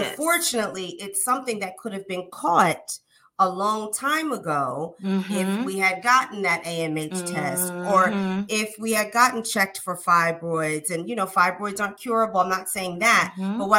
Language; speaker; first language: English; native; English